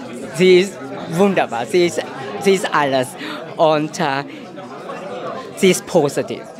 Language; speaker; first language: German; non-native, fluent; Vietnamese